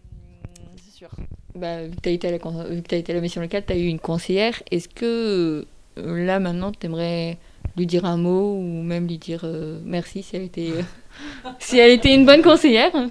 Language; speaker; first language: French; native; French